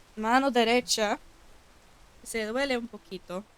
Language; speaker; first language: Spanish; non-native, learner; English